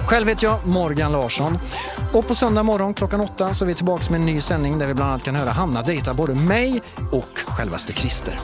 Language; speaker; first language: Swedish; native; Swedish